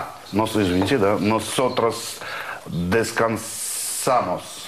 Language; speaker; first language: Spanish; non-native, learner; Russian